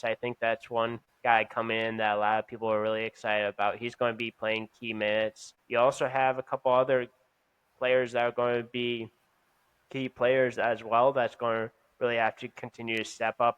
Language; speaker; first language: English; native; English